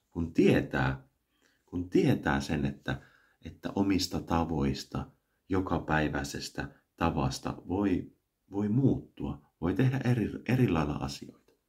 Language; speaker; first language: Finnish; native; Finnish